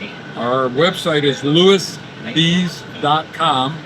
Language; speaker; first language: English; native; English